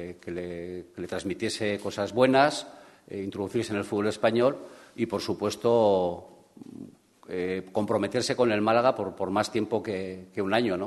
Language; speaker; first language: Spanish; native; Spanish